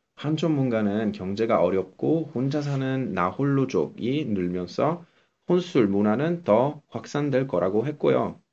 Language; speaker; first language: Korean; non-native, fluent; Italian